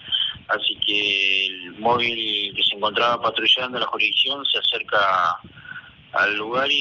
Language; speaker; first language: Spanish; native; Spanish